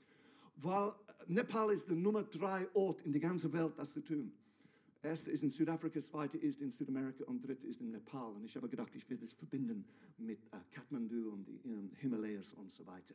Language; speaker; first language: German; non-native, fluent; English